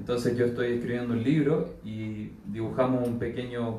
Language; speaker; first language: Spanish; native; Spanish